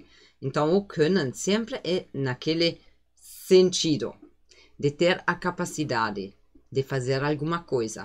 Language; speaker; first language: Portuguese; non-native, fluent; German